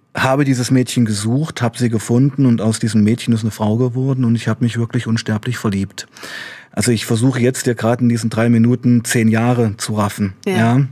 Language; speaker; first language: German; native; German